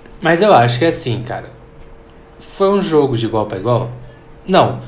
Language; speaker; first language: Portuguese; native; Portuguese